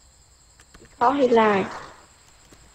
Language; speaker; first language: English; non-native, learner; Khmer